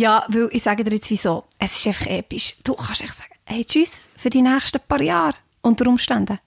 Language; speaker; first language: German; native; German